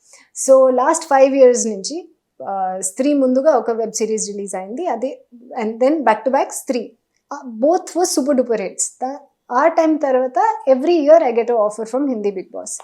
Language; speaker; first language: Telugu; non-native, local second language; Hindi